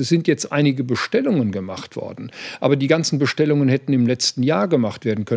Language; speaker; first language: German; native; German